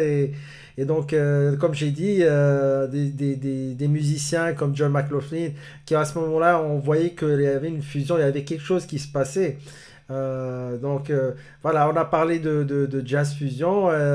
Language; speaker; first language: French; non-native, local second language; Arabic